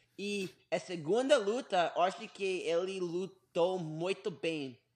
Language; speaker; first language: Portuguese; non-native, learner; English